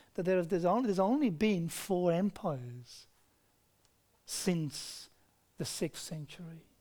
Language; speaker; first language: English; native; English